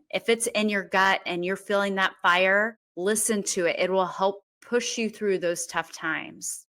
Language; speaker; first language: English; native; English